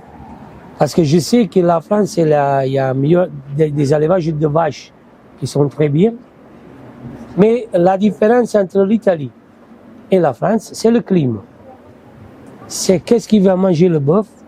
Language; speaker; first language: French; non-native, fluent; Italian